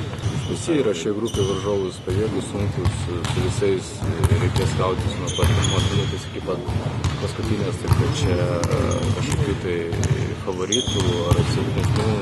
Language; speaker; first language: Lithuanian; native; Lithuanian